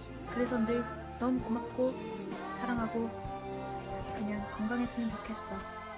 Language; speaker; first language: Korean; early bilingual, heritage; Korean